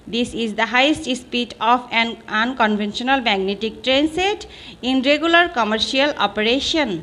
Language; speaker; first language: English; non-native, local second language; Bangla